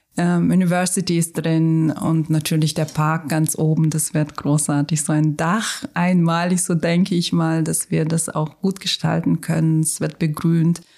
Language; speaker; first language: German; non-native, fluent; Turkish